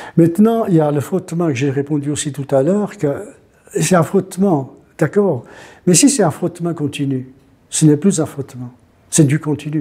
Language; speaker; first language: French; non-native, fluent; Italian